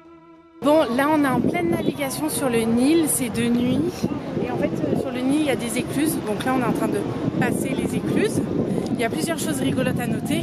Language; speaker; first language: French; native; French